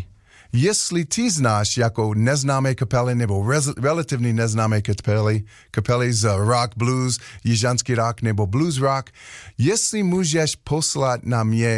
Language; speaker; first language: Czech; non-native, learner; English